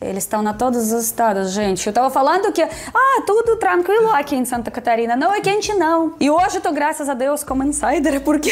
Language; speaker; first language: Portuguese; non-native, fluent; Russian